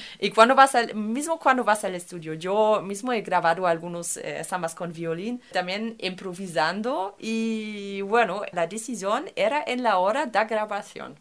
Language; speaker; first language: Spanish; non-native, fluent; German